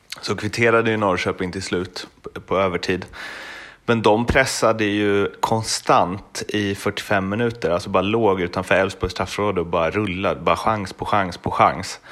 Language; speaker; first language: Swedish; native; Swedish